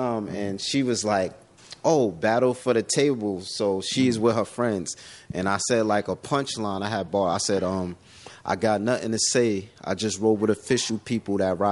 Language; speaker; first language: English; native; English